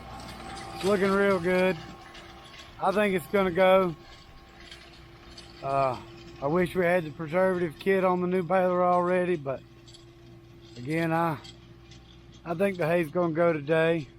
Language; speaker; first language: English; native; English